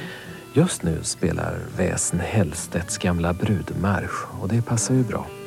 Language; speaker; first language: Swedish; native; Swedish